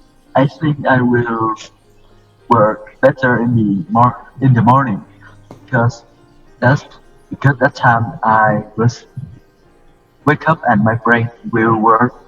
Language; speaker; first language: English; non-native, learner; Vietnamese